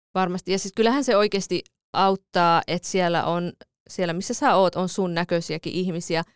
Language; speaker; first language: Finnish; early bilingual, other home language; Kurdish